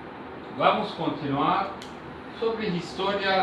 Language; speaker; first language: Portuguese; non-native, learner; Persian